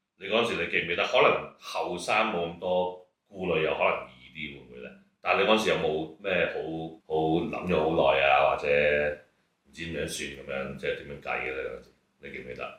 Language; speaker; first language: Cantonese; native; Cantonese